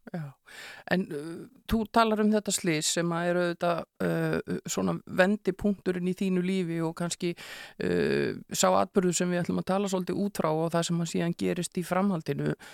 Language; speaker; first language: Icelandic; native; Icelandic